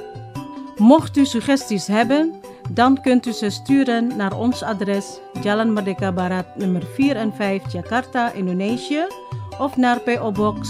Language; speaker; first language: Dutch; non-native, fluent; Indonesian